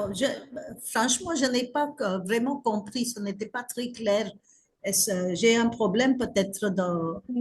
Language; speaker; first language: French; non-native, fluent; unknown